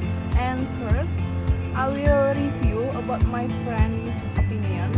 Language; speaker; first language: English; non-native, learner; Indonesian